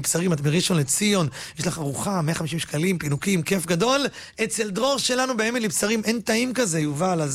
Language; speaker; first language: Hebrew; native; Hebrew